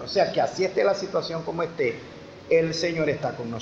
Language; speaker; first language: Spanish; native; Spanish